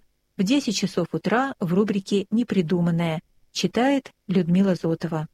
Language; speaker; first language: Russian; native; Russian